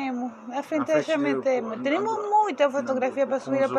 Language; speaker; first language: Portuguese; non-native, learner; Spanish